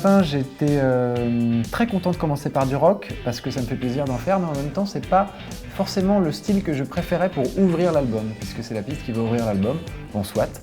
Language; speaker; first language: French; native; French